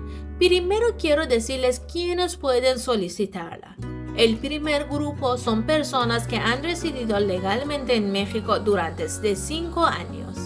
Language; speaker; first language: Spanish; non-native, fluent; Persian